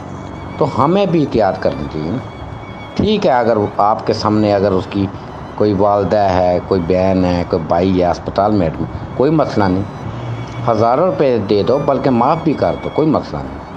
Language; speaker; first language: Urdu; native; Urdu